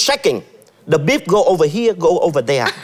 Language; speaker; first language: English; non-native, learner; Vietnamese